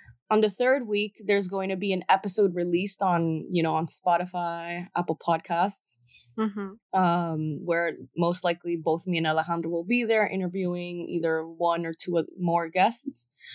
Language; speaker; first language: English; early bilingual, other home language; Spanish